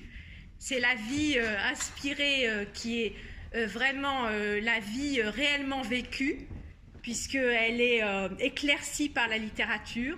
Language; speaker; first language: French; native; French